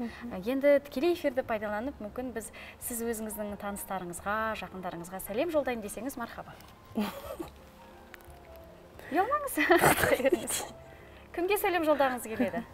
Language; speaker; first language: Kazakh; native; Kazakh